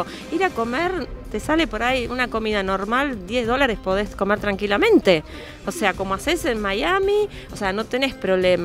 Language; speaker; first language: Spanish; native; Spanish